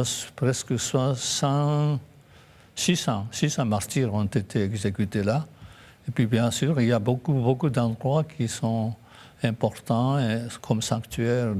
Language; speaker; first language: French; non-native, fluent; Japanese